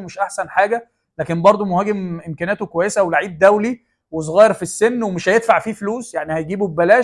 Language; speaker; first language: Arabic; native; Arabic